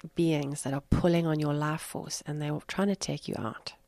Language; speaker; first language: English; native; English